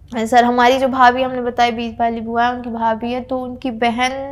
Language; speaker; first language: Hindi; native; Hindi